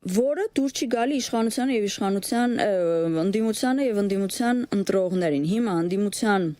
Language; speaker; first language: Armenian; native; Armenian